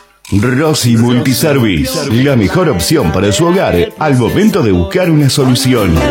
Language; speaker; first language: Spanish; native; Spanish